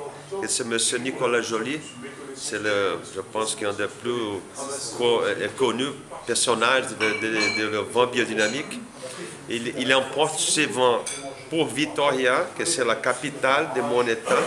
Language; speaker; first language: French; non-native, learner; Portuguese